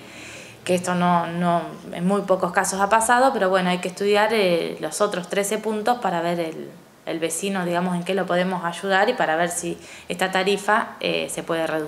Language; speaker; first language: Spanish; native; Spanish